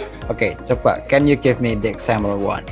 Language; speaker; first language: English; non-native, fluent; Indonesian